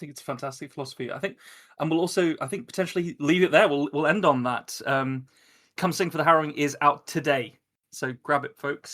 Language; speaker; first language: English; native; English